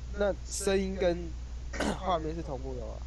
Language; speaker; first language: Chinese; native; Chinese